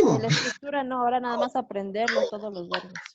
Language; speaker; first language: Spanish; native; Spanish